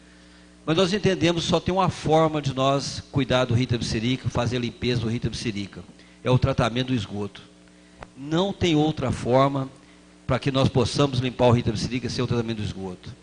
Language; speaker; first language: Portuguese; native; Portuguese